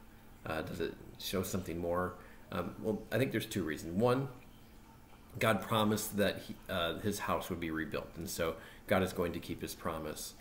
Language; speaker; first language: English; native; English